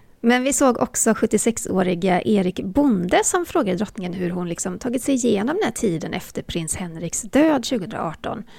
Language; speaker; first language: Swedish; native; Swedish